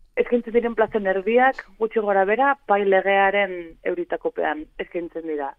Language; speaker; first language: Basque; non-native, local second language; Spanish